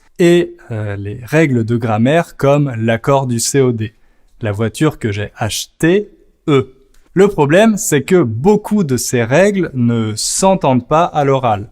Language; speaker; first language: French; native; French